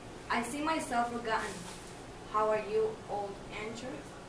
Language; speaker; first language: English; non-native, learner; Spanish